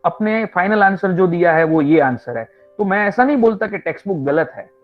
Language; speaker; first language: Hindi; non-native, local second language; Gujarati